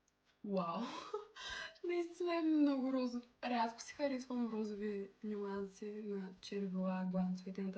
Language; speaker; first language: Bulgarian; native; Bulgarian